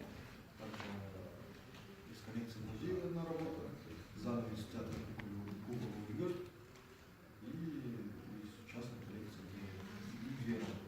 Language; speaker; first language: Russian; native; Russian